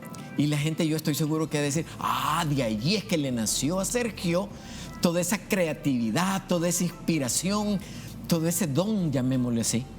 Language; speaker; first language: Spanish; native; Spanish